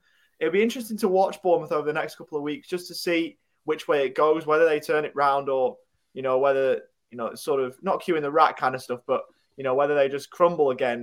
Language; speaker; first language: English; native; English